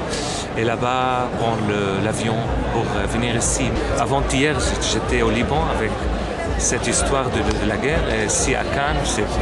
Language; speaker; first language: French; non-native, local second language; Arabic